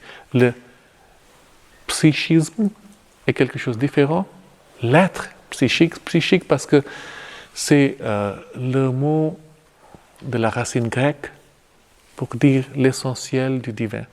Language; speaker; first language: French; non-native, fluent; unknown